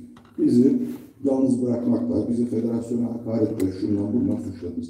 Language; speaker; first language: Turkish; native; Turkish